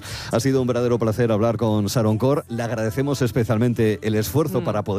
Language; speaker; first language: Spanish; native; Spanish